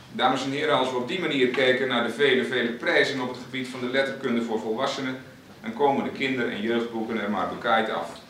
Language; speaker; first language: Dutch; native; Dutch